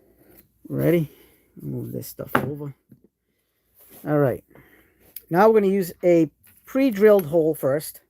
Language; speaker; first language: English; native; English